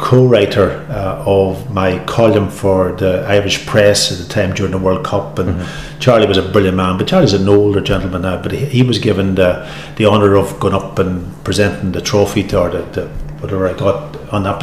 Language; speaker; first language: English; native; English